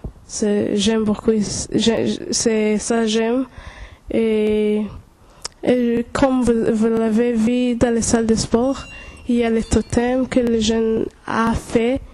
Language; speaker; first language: French; non-native, local second language; Kinyarwanda